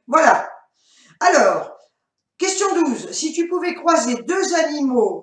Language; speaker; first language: French; native; French